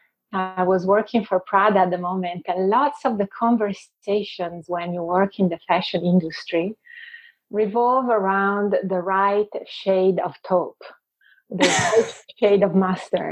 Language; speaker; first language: English; non-native, fluent; Italian